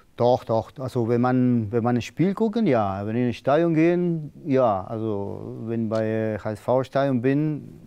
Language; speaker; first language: German; non-native, learner; Spanish